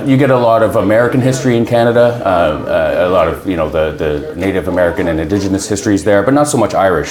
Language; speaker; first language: English; native; English